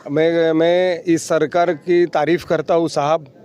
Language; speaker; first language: Hindi; non-native, local second language; Marathi